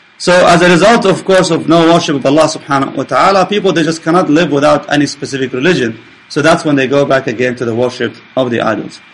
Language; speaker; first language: English; non-native, fluent; Arabic